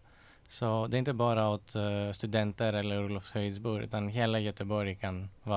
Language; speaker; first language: Swedish; non-native, fluent; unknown